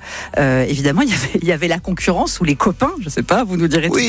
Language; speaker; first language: French; native; French